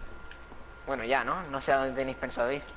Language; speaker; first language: Spanish; native; Spanish